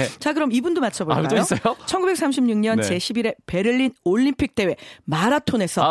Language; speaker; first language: Korean; native; Korean